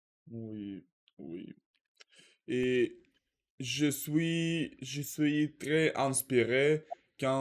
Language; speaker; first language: French; non-native, learner; Russian